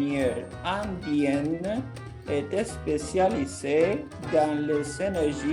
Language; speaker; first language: French; non-native, fluent; Portuguese